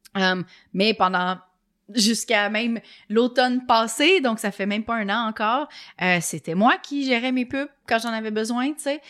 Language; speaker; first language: French; native; French